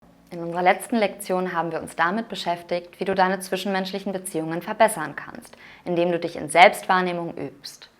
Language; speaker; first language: German; native; German